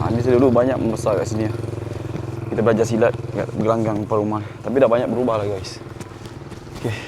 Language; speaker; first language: Malay; native; Malay